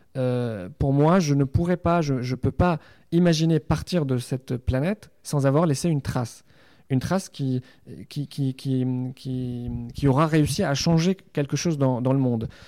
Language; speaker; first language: French; non-native, local second language; Arabic